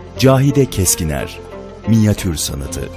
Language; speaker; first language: Turkish; native; Turkish